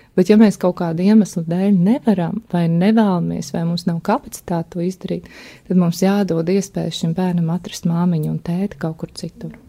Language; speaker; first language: Latvian; native; Latvian